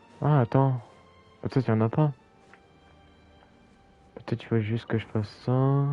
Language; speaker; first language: French; native; French